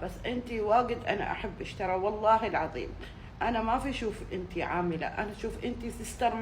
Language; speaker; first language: Arabic; non-native, learner; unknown